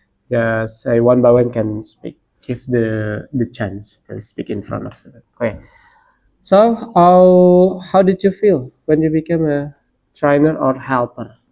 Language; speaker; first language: English; non-native, learner; Indonesian